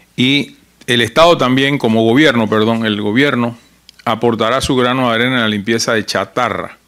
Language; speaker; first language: Spanish; native; Spanish